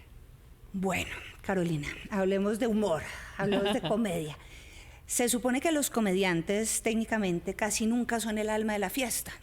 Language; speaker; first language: Spanish; native; Spanish